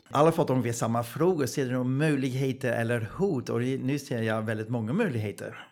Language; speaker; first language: Swedish; non-native, fluent; Dutch